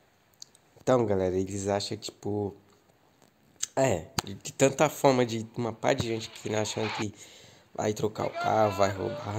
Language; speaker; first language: Portuguese; native; Portuguese